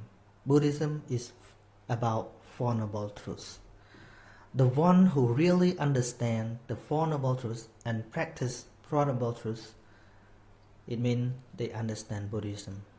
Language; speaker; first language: English; non-native, fluent; Khmer